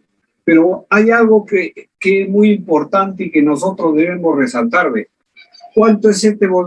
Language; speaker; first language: Spanish; native; Spanish